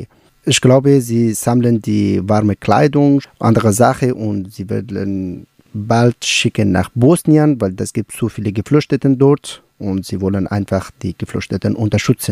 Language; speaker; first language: German; non-native, learner; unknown